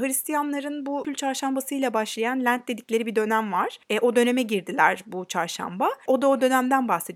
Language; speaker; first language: Turkish; native; Turkish